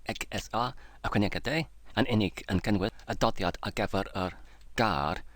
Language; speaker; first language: Welsh; non-native, learner; English